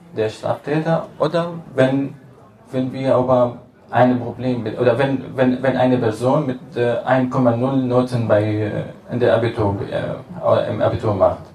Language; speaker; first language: German; non-native, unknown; Arabic